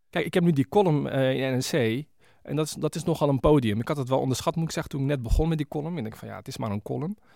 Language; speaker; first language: Dutch; early bilingual, other home language; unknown